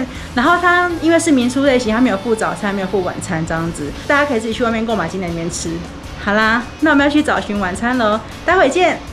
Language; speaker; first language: Chinese; native; Chinese